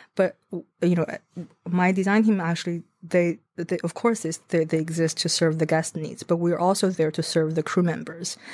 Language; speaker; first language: English; non-native, fluent; Chinese